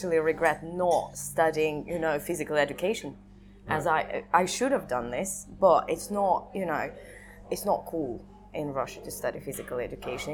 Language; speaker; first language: English; non-native, fluent; Russian